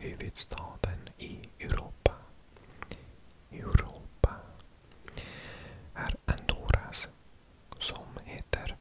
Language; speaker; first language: Swedish; non-native, learner; English